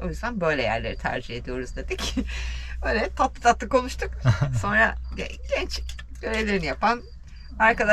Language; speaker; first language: Turkish; native; Turkish